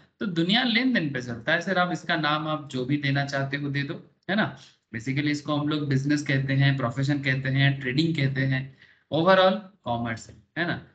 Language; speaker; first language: Hindi; non-native, local second language; Bangla